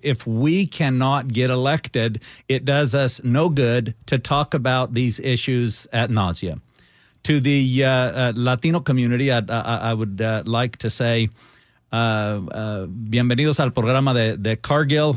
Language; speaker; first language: English; early bilingual, other home language; Spanish